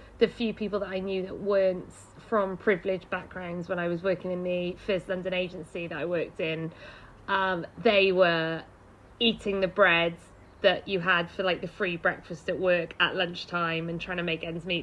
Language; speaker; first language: English; native; English